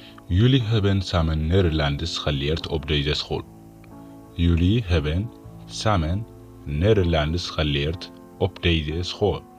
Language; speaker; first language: Dutch; non-native, fluent; Tigrinya